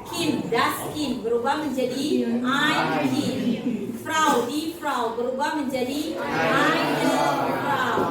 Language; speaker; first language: German; non-native, learner; Indonesian